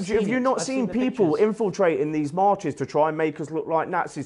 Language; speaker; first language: English; native; English